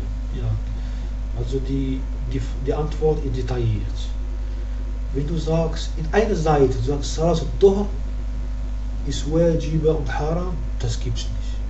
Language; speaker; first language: German; non-native, learner; Arabic